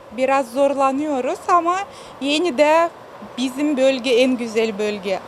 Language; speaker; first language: Turkish; non-native, fluent; Russian